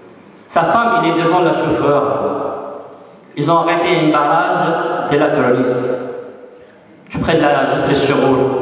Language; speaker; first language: French; non-native, fluent; Arabic